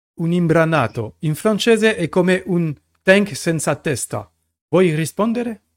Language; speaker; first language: Italian; non-native, learner; French